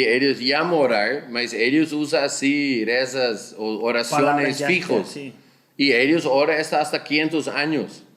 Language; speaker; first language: Spanish; non-native, fluent; Portuguese